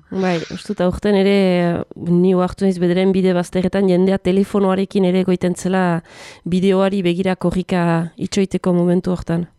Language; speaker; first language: Basque; native; Basque